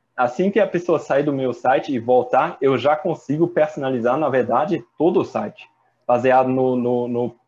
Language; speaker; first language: Portuguese; non-native, fluent; German